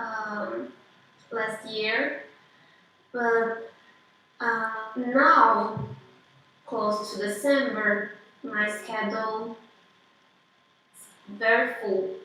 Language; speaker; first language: English; non-native, learner; Portuguese